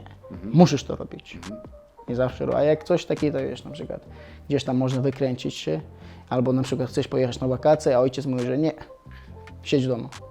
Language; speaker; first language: Polish; non-native, fluent; Chechen